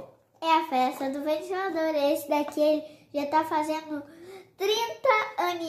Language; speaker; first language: Portuguese; native; Portuguese